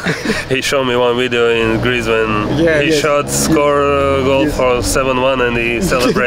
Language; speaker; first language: English; non-native, learner; Slovak